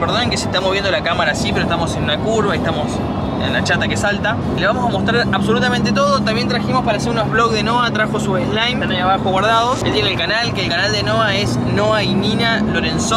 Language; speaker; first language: Spanish; native; Spanish